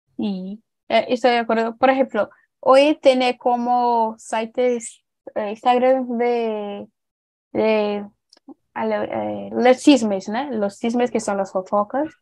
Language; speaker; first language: Spanish; non-native, learner; Portuguese